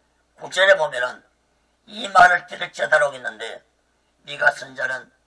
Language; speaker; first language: Korean; native; Korean